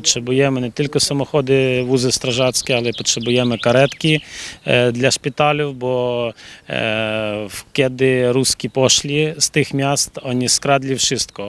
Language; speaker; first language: Polish; non-native, learner; Ukrainian